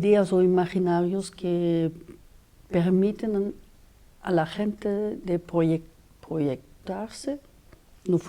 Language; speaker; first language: Spanish; non-native, fluent; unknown